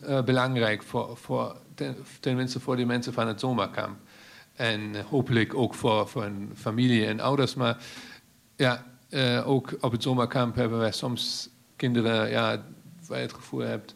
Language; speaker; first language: Dutch; non-native, fluent; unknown